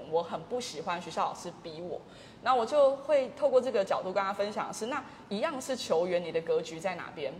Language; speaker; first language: Chinese; native; Chinese